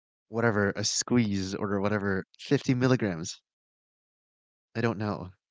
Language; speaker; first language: English; native; English